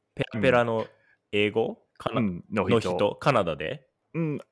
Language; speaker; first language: Japanese; non-native, learner; English